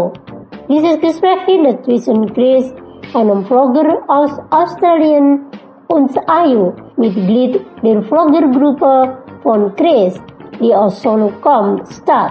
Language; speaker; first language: German; non-native, fluent; Indonesian